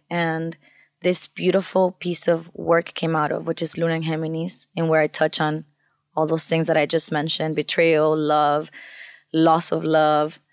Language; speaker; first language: English; non-native, fluent; Spanish